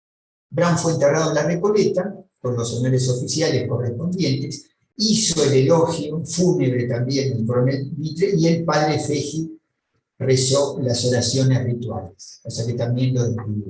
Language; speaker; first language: Spanish; native; Spanish